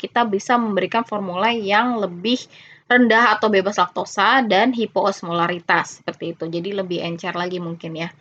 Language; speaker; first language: Indonesian; native; Indonesian